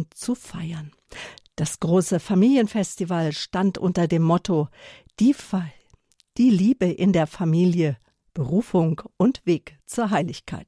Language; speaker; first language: German; native; German